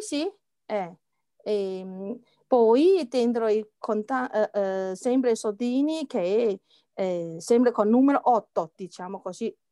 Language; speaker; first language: Italian; non-native, learner; Chinese